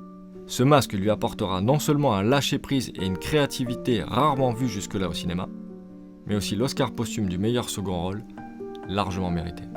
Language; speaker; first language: French; native; French